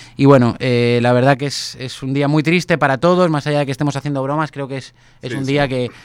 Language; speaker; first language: Spanish; native; Spanish